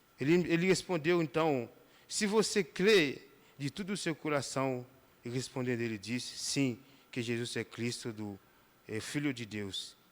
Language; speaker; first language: Portuguese; non-native, fluent; Haitian Creole